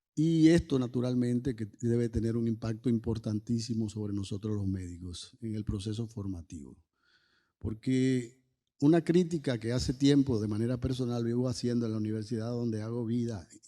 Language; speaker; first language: Spanish; native; Spanish